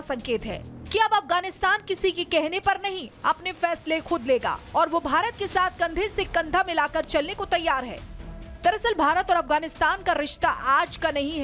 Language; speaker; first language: Hindi; native; Hindi